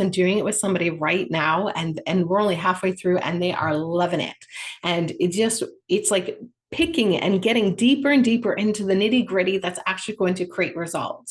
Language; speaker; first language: English; native; English